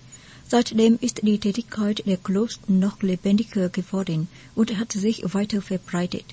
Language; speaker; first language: German; non-native, fluent; Vietnamese